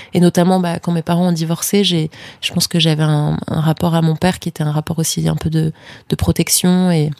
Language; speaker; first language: French; native; French